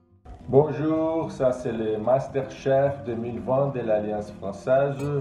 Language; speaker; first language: French; non-native, learner; Portuguese